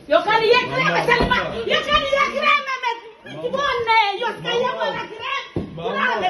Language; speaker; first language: Swedish; non-native, learner; Somali